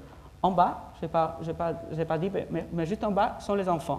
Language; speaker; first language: French; non-native, fluent; Spanish